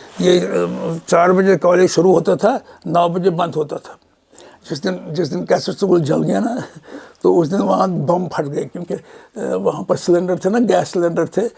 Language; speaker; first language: Urdu; non-native, local second language; Kashmiri